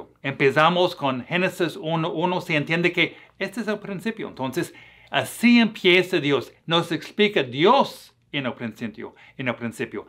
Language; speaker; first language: Spanish; non-native, fluent; English